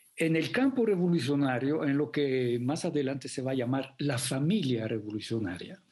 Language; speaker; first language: Spanish; non-native, fluent; French